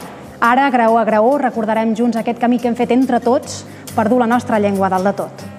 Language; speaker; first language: Catalan; native; Catalan